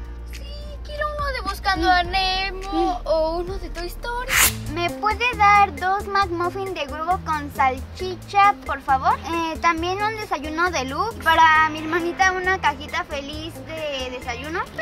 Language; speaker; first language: Spanish; native; Spanish